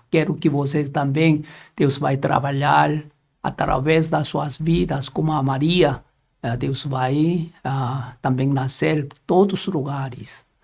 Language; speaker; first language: Portuguese; non-native, learner; Korean